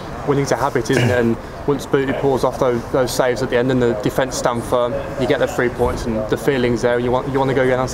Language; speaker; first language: English; native; English